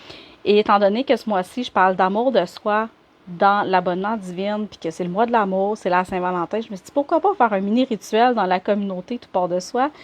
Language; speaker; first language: French; native; French